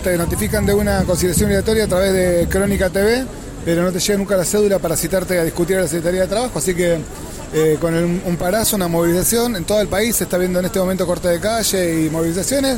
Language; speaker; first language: Spanish; native; Spanish